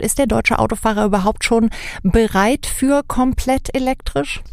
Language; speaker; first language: German; native; German